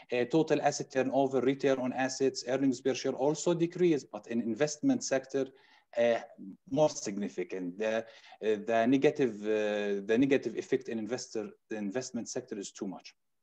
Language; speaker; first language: English; non-native, fluent; Arabic